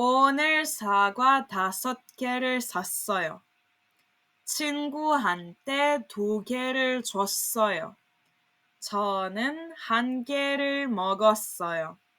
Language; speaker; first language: Korean; non-native, fluent; Serbian